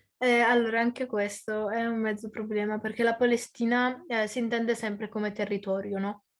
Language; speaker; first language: Italian; early bilingual, other home language; Arabic